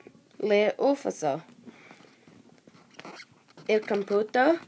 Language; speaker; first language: Italian; non-native, learner; English